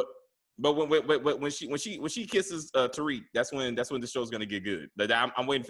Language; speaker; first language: English; native; English